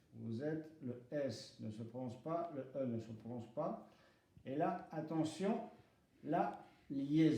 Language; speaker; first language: French; non-native, fluent; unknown